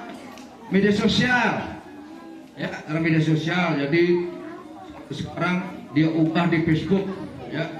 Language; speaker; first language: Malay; non-native, local second language; Balinese